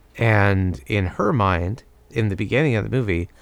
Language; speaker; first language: English; native; English